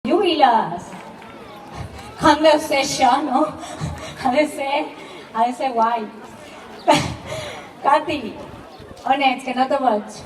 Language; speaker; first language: Catalan; native; Catalan